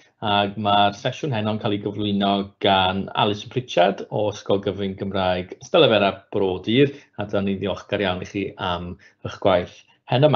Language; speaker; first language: Welsh; native; Welsh